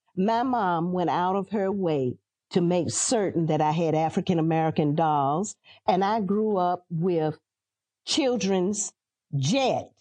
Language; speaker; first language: English; native; English